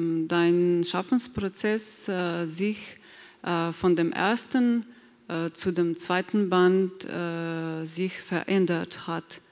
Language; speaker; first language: German; non-native, fluent; Slovenian